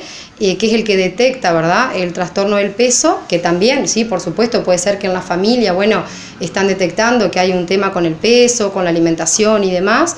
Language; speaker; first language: Spanish; native; Spanish